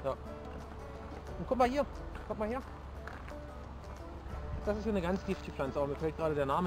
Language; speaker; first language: German; native; German